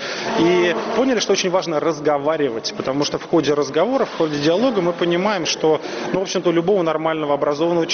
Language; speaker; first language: Russian; native; Russian